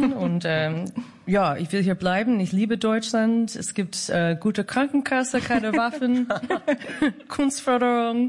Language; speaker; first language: German; non-native, fluent; English